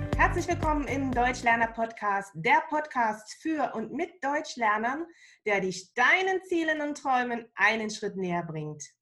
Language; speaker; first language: German; native; German